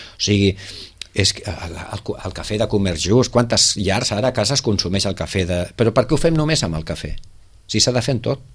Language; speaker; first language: Catalan; native; Catalan